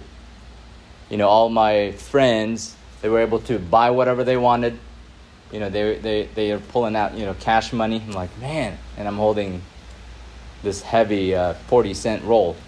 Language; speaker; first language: English; non-native, local second language; Filipino